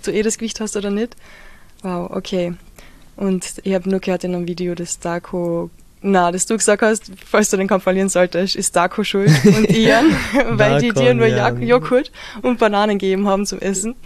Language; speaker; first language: German; native; German